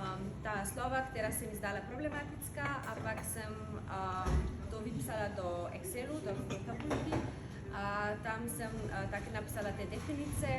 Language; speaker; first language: Czech; non-native, fluent; Slovenian